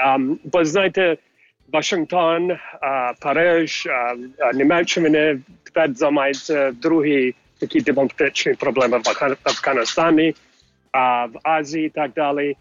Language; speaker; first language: Ukrainian; early bilingual, heritage; English